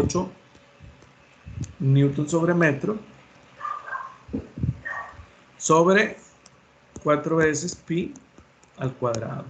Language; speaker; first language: Spanish; native; Spanish